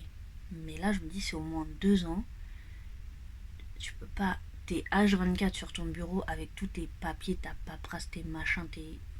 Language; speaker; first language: French; native; French